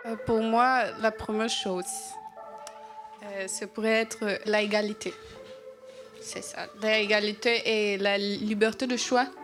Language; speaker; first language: French; non-native, learner; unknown